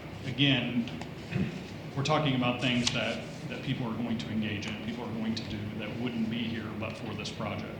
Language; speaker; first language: English; native; English